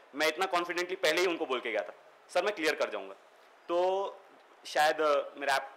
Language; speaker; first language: Hindi; native; Hindi